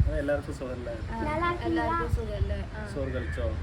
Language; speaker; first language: Malayalam; non-native, learner; Tamil